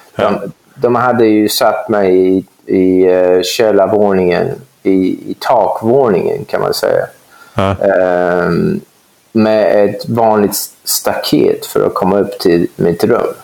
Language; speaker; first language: Swedish; non-native, fluent; English